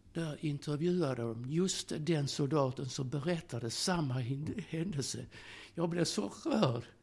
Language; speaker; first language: Swedish; early bilingual, other home language; Slovak